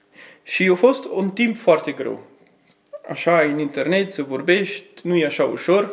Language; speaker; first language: Romanian; early bilingual, heritage; Romanian